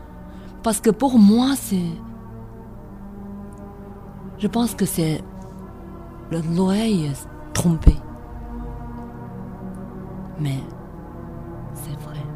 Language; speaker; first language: French; non-native, learner; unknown